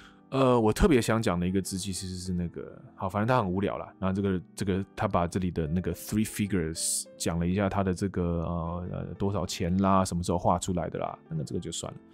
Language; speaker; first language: Chinese; native; Chinese